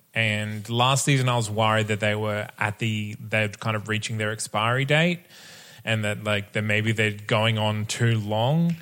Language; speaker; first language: English; native; English